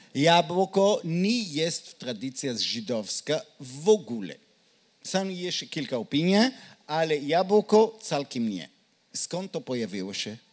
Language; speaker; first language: Polish; non-native, learner; Hebrew